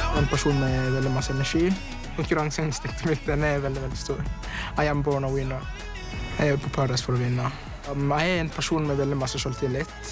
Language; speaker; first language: Norwegian; non-native, fluent; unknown